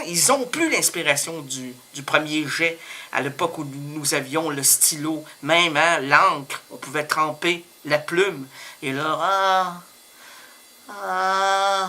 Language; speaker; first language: French; native; French